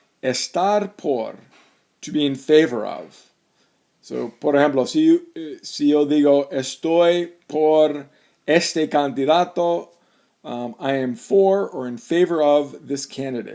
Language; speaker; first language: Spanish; non-native, fluent; English